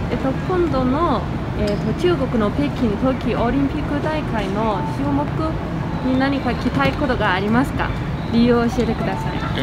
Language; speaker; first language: Japanese; non-native, learner; Chinese